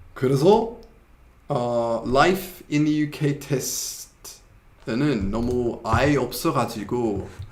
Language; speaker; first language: Korean; non-native, fluent; English